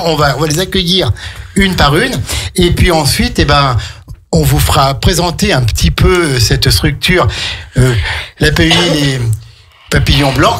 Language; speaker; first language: French; native; French